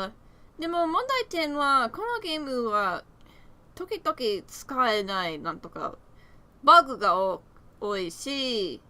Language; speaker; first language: Japanese; non-native, learner; English